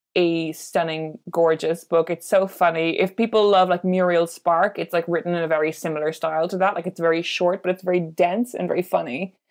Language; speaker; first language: English; native; English